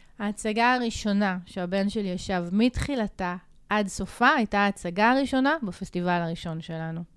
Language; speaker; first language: Hebrew; native; Hebrew